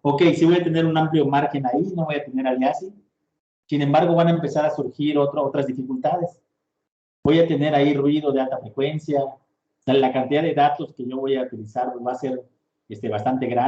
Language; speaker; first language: Spanish; native; Spanish